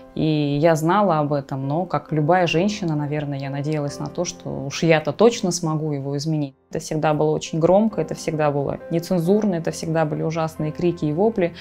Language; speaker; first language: Russian; native; Russian